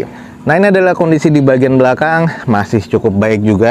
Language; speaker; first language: Indonesian; native; Indonesian